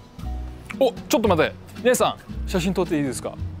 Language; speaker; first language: Japanese; early bilingual, heritage; English